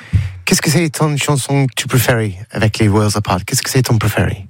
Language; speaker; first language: French; non-native, learner; English